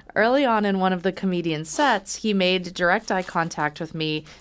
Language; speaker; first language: English; native; English